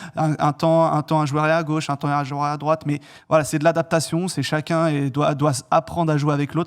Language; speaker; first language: French; native; French